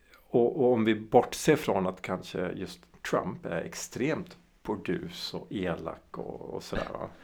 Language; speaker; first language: Swedish; early bilingual, other home language; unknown